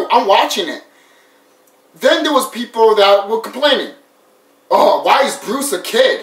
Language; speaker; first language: English; native; English